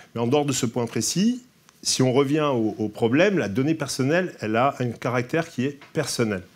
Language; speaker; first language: French; native; French